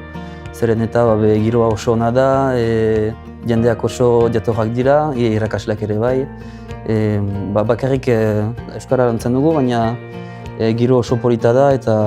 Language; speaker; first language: Basque; non-native, local second language; French